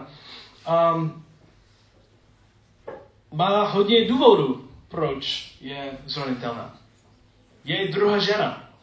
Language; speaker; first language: Czech; non-native, learner; English